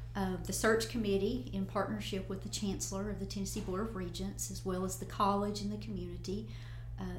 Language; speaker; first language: English; native; English